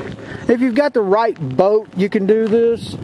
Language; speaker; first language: English; native; English